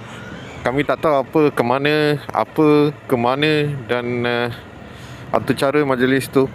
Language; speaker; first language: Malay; non-native, local second language; Tamil